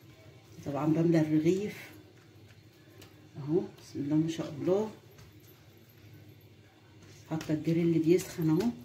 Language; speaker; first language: Arabic; native; Arabic